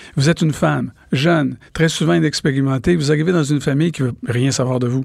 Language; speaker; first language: French; native; French